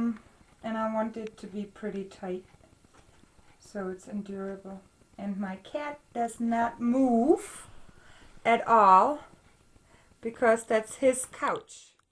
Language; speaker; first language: English; non-native, fluent; German